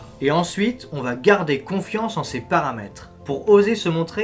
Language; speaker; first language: French; native; French